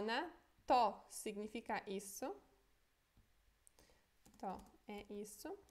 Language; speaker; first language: Portuguese; non-native, fluent; Polish